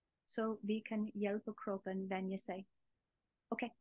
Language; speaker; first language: Swedish; non-native, learner; English